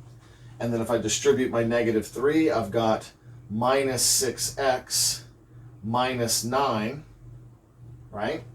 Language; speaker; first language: English; native; English